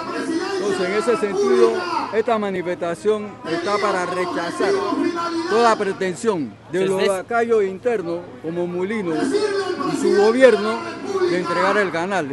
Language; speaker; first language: Spanish; native; Spanish